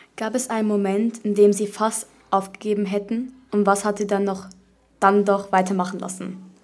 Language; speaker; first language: German; native; German